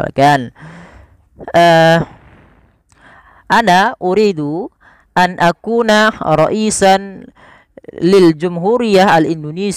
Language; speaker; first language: Arabic; non-native, fluent; Indonesian